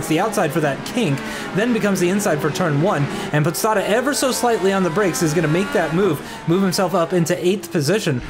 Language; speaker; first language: English; native; English